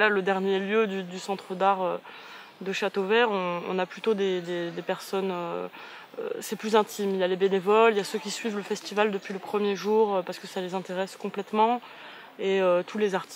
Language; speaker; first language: French; native; French